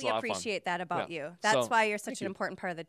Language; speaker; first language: English; native; English